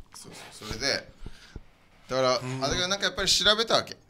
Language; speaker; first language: Japanese; native; Japanese